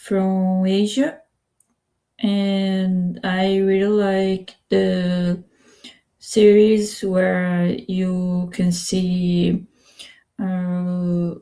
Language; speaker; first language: English; non-native, learner; Spanish